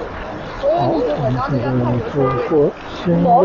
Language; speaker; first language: Chinese; native; Chinese